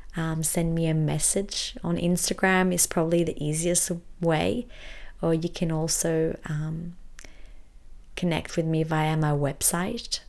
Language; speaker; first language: English; early bilingual, other home language; French